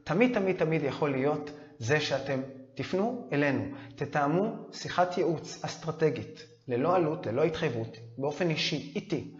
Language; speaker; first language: Hebrew; native; Hebrew